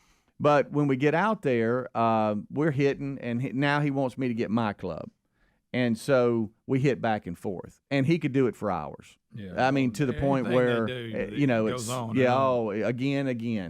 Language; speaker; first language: English; native; English